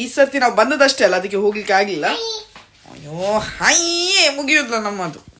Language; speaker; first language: Kannada; native; Kannada